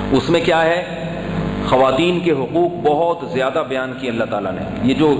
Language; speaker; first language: Urdu; native; Urdu